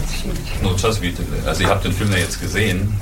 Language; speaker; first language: German; native; German